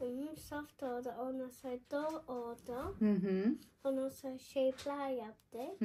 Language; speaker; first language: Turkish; early bilingual, heritage; Turkish